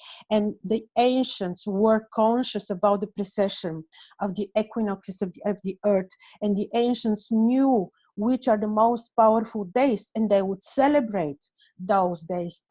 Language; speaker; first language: English; non-native, fluent; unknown